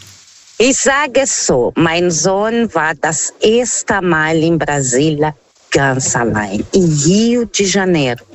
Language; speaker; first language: German; non-native, fluent; Portuguese